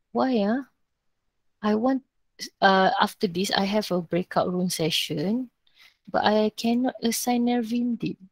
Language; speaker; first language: English; non-native, local second language; Malay